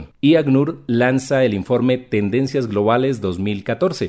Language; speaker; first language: Spanish; native; Spanish